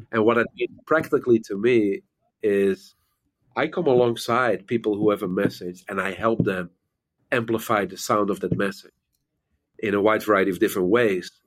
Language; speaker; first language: English; non-native, fluent; Dutch